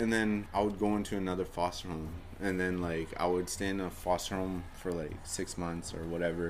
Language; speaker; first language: English; native; English